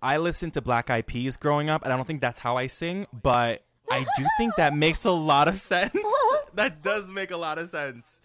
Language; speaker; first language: English; non-native, fluent; French